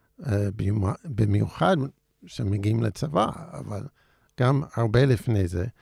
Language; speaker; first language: Hebrew; non-native, fluent; English